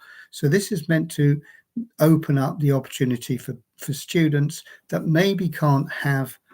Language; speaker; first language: English; native; English